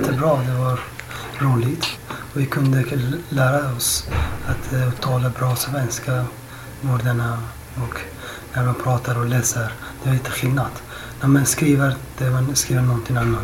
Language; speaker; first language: Swedish; non-native, learner; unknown